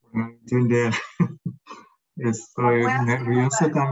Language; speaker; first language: Spanish; non-native, fluent; German